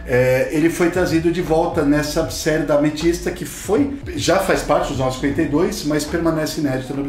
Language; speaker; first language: Portuguese; native; Portuguese